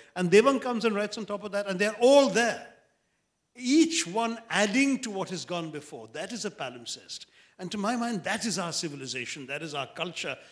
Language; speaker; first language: English; non-native, local second language; Malayalam